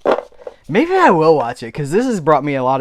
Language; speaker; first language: English; native; English